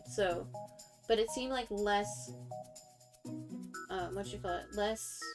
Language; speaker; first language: English; native; English